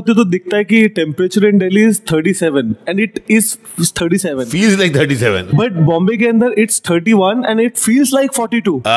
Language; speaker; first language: Hindi; native; Hindi